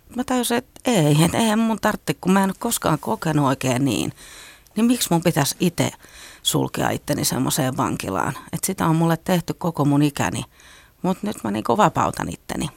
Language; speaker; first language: Finnish; native; Finnish